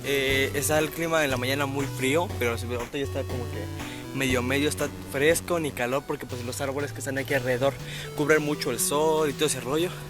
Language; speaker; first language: Spanish; native; Spanish